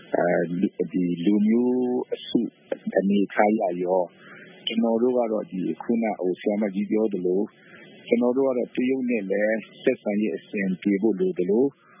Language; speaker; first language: Burmese; non-native, local second language; Kachin